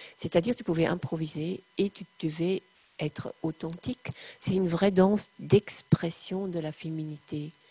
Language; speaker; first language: French; non-native, fluent; German